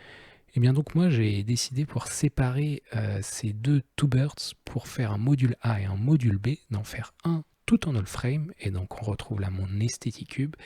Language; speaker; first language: French; native; French